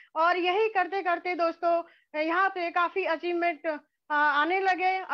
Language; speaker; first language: Hindi; native; Hindi